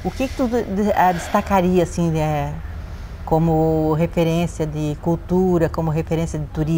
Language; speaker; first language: Portuguese; native; Portuguese